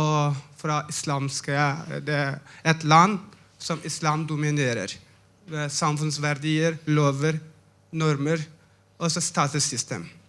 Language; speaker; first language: Norwegian; non-native, fluent; Persian